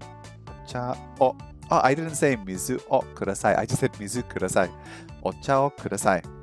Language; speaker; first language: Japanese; non-native, learner; English